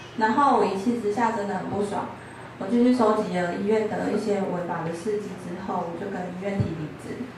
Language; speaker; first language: Chinese; native; Chinese